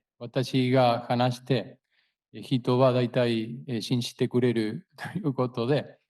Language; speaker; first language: Japanese; non-native, fluent; Spanish